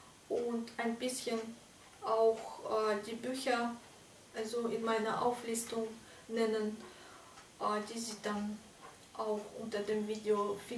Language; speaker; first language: German; non-native, fluent; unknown